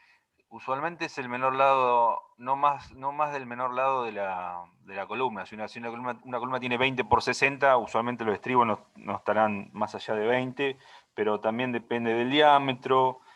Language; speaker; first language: Spanish; native; Spanish